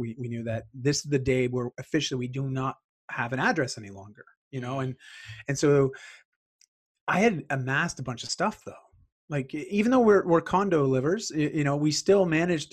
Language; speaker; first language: English; native; English